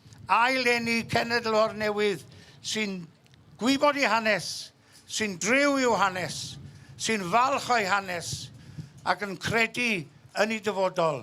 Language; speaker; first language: Welsh; native; Welsh